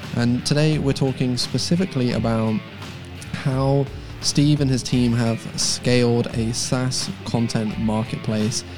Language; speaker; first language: English; native; English